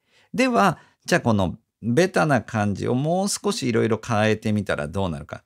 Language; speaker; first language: Japanese; native; Japanese